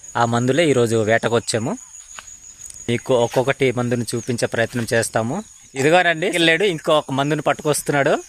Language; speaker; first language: Telugu; non-native, local second language; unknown